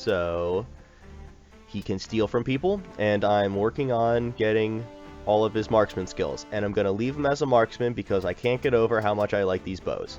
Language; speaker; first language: English; native; English